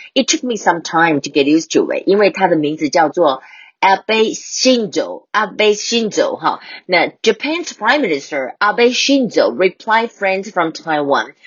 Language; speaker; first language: English; non-native, fluent; Chinese